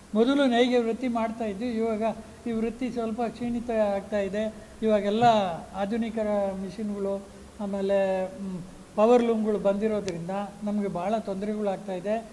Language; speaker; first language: Kannada; non-native, local second language; Tamil